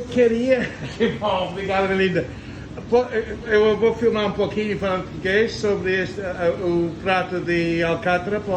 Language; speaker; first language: Portuguese; non-native, learner; English